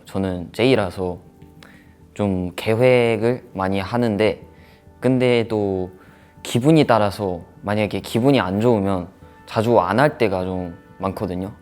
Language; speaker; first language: Korean; non-native, fluent; Chinese